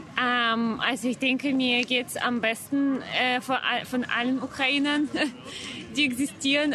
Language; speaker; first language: German; non-native, fluent; Ukrainian